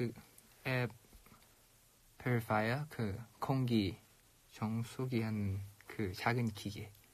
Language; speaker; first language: Korean; non-native, fluent; Thai